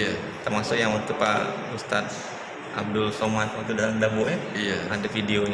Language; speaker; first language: Indonesian; native; Indonesian